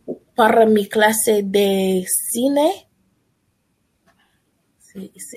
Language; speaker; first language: Spanish; non-native, learner; English